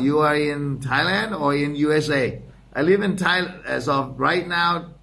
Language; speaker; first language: English; non-native, fluent; Thai